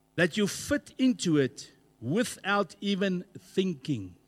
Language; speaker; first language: English; non-native, local second language; Afrikaans